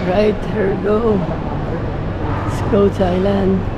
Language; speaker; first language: English; non-native, local second language; Filipino